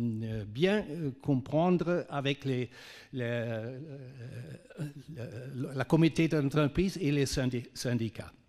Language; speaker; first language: French; non-native, fluent; German